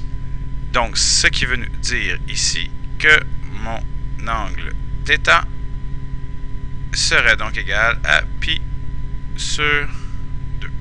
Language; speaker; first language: French; native; French